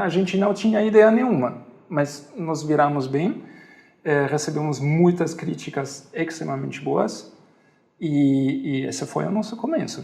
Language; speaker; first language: Portuguese; non-native, fluent; German